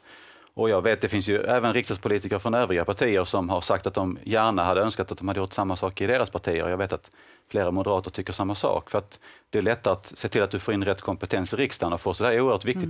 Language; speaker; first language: Swedish; native; Swedish